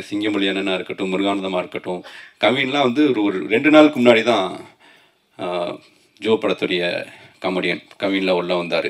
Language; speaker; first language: Tamil; native; Tamil